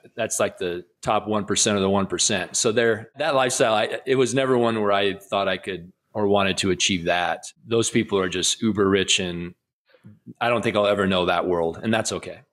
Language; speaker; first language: English; native; English